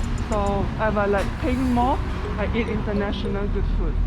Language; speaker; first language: English; non-native, fluent; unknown